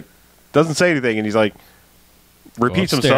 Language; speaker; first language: English; native; English